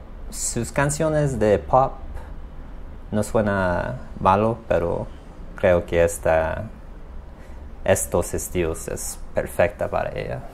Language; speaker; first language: Spanish; non-native, learner; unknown